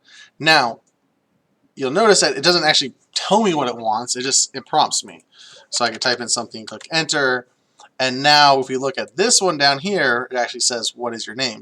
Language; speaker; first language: English; native; English